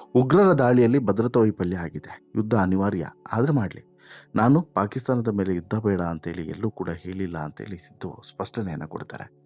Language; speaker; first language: Kannada; native; Kannada